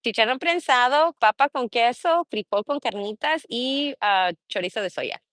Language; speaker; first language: Spanish; early bilingual, heritage; Spanish